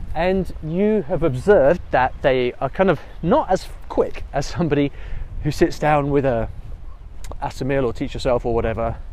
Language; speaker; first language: English; native; English